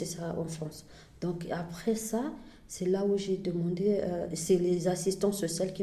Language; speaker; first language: French; non-native, fluent; Portuguese